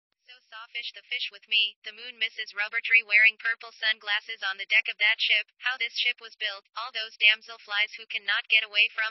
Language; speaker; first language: English; non-native, fluent; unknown